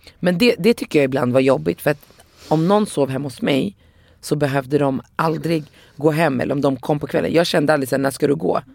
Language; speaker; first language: Swedish; early bilingual, other home language; Arabic